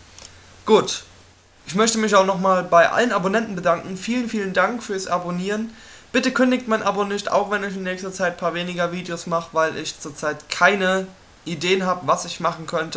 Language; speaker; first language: German; native; German